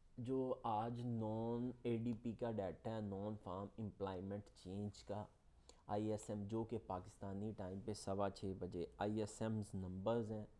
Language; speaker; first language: Urdu; non-native, local second language; Punjabi